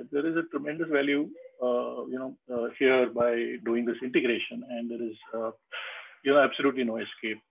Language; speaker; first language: English; non-native, local second language; Marathi